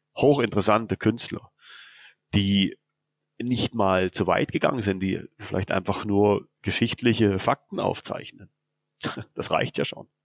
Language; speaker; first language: German; native; German